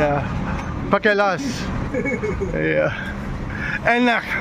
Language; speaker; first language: Indonesian; non-native, learner; English